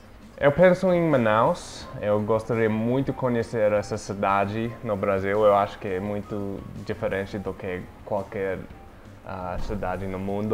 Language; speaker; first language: Portuguese; non-native, fluent; English